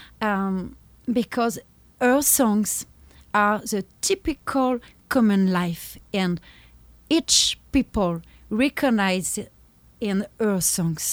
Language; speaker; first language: English; non-native, learner; French